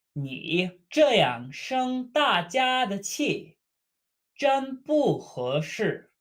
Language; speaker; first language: Chinese; non-native, fluent; English